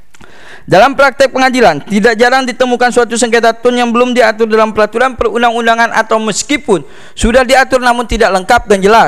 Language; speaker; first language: Indonesian; native; Indonesian